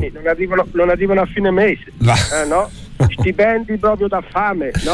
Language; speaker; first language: Italian; native; Italian